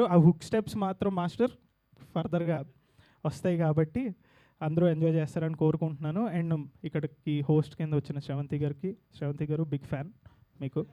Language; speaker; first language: Telugu; native; Telugu